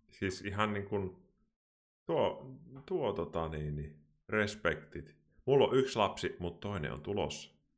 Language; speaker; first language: Finnish; native; Finnish